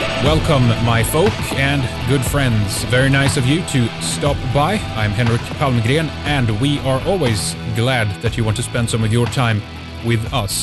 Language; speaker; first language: English; non-native, fluent; Swedish